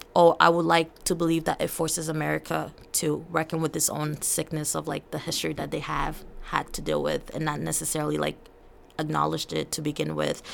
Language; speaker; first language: English; early bilingual, other home language; Portuguese